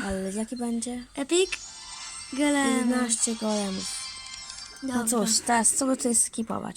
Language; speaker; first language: Polish; native; Polish